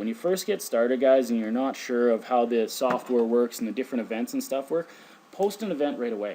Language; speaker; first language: English; native; English